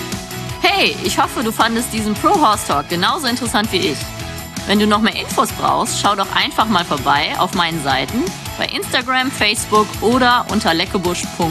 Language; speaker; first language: German; native; German